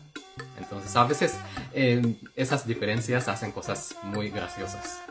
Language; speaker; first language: Spanish; non-native, fluent; Japanese